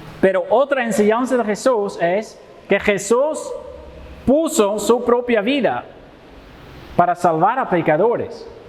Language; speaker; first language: Spanish; non-native, fluent; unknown